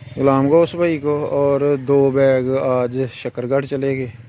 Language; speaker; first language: Hindi; non-native, local second language; Punjabi